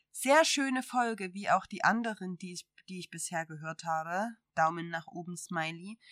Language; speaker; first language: German; native; German